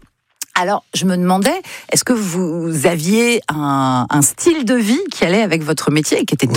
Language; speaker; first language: French; native; French